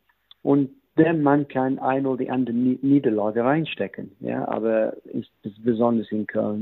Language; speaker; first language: German; non-native, fluent; English